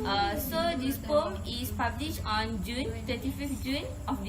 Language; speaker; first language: English; non-native, local second language; Malay